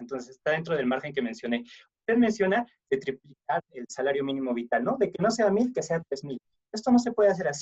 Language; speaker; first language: Spanish; native; Spanish